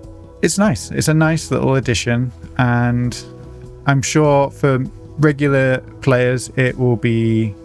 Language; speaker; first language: English; native; English